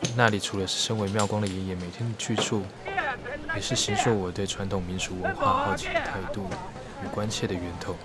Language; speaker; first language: Chinese; native; Chinese